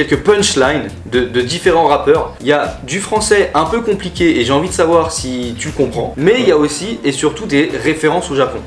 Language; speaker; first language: French; native; French